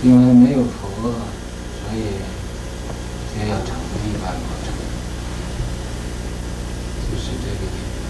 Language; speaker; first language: Chinese; native; Chinese